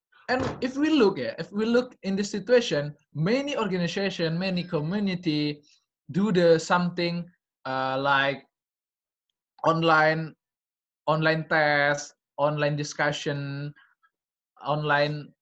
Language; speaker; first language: English; non-native, learner; Indonesian